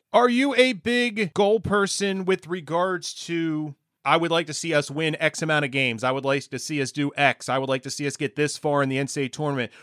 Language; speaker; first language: English; native; English